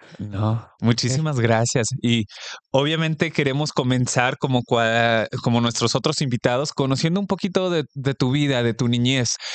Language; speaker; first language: Spanish; early bilingual, heritage; Spanish